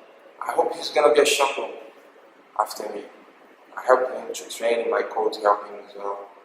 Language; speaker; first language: English; non-native, learner; Portuguese